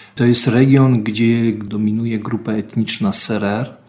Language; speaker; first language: Polish; native; Polish